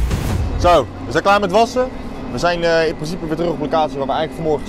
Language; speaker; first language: Dutch; native; Dutch